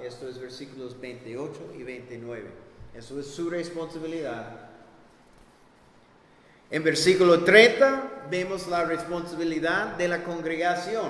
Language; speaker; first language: Spanish; non-native, fluent; English